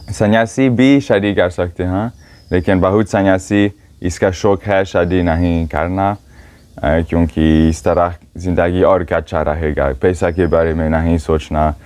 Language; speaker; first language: Hindi; non-native, learner; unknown